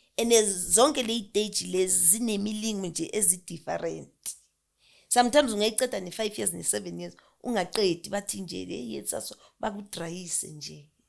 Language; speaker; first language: Zulu; non-native, local second language; Southern Sotho